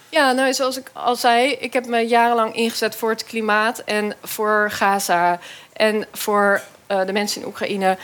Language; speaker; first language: Dutch; native; Dutch